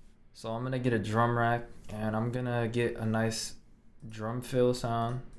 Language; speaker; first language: English; native; English